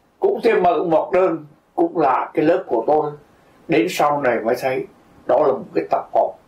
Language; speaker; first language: Vietnamese; native; Vietnamese